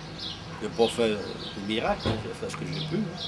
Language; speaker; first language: French; non-native, fluent; Portuguese